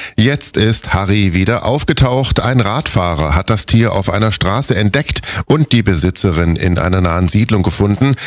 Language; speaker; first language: German; early bilingual, other home language; Italian